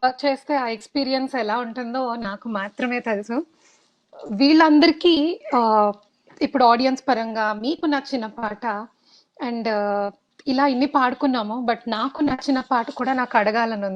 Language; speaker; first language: Telugu; native; Telugu